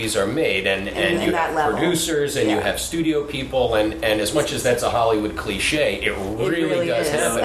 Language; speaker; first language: English; native; English